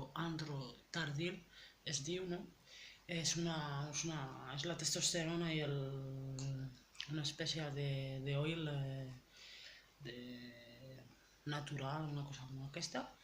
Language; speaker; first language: Catalan; non-native, learner; French